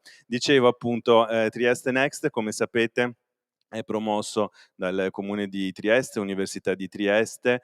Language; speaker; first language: Italian; native; Italian